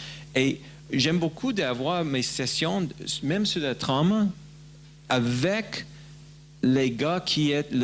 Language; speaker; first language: French; non-native, learner; English